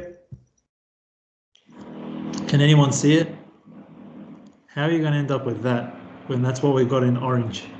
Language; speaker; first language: English; native; English